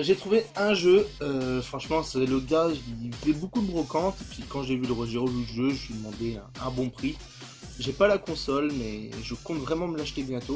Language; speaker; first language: French; native; French